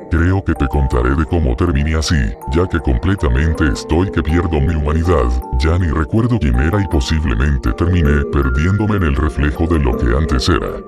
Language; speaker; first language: Spanish; native; Spanish